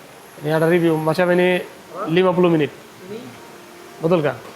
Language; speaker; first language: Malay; non-native, learner; Bangla